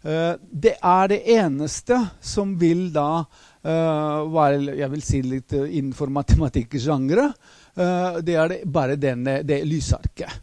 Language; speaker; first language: Norwegian; non-native, fluent; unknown